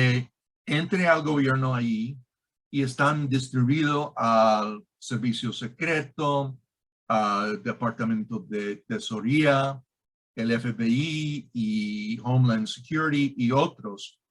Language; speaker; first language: Spanish; non-native, fluent; English